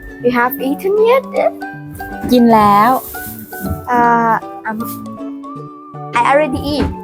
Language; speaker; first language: English; non-native, learner; Thai